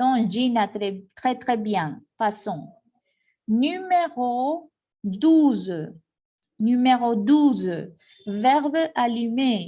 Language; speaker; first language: French; non-native, fluent; Spanish